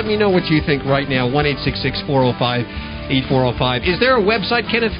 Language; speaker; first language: English; native; English